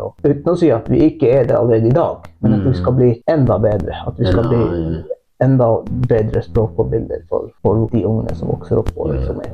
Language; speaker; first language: Norwegian; non-native, local second language; Northern Sami